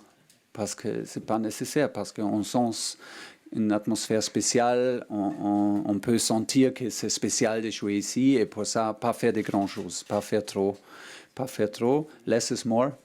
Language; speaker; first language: French; non-native, learner; German